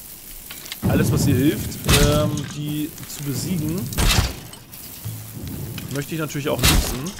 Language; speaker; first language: German; native; German